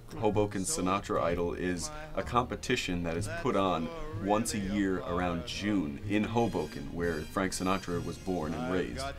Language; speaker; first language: English; native; English